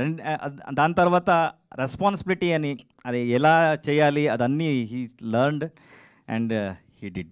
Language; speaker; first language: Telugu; non-native, learner; Kannada